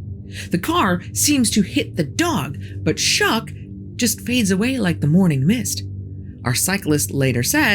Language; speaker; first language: English; native; English